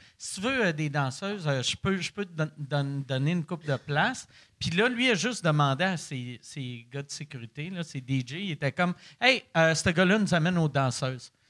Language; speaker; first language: French; native; French